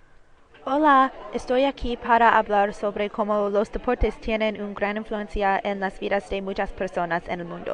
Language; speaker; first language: Spanish; non-native, learner; English